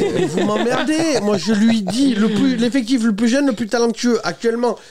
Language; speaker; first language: French; native; French